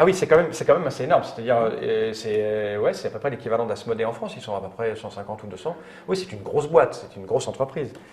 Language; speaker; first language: French; native; French